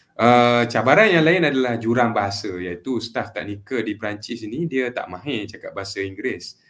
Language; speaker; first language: Malay; native; Malay